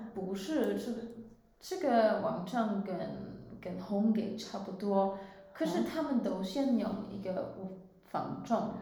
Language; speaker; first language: Chinese; non-native, fluent; Swiss German